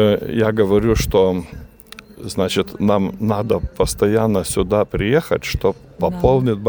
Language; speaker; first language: Russian; non-native, fluent; Lithuanian